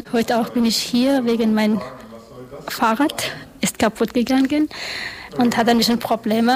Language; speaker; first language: German; non-native, learner; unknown